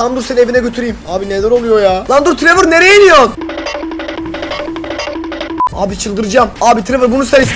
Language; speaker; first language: Turkish; native; Turkish